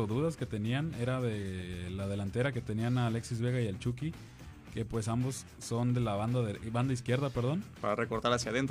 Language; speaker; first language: Spanish; native; Spanish